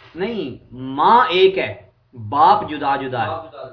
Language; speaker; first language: Urdu; non-native, local second language; Punjabi